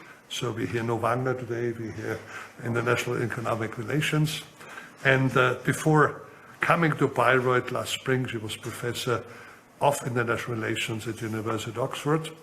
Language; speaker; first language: English; non-native, fluent; German